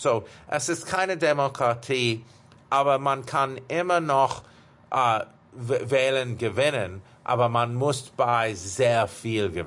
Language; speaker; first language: German; non-native, fluent; English